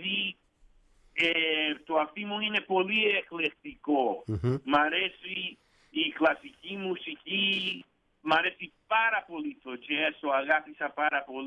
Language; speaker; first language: Greek; early bilingual, heritage; Greek